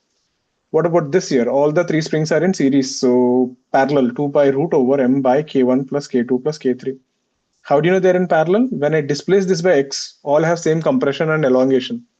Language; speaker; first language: English; non-native, local second language; Hindi